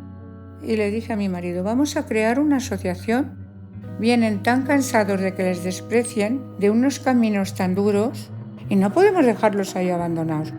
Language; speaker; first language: Spanish; native; Spanish